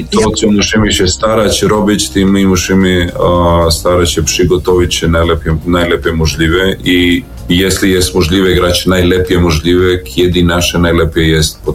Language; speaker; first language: Polish; non-native, learner; Serbian